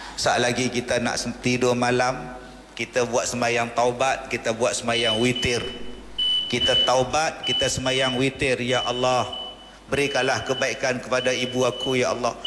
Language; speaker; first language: Malay; native; Malay